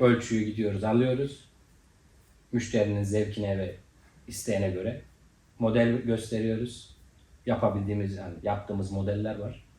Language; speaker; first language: Turkish; native; Turkish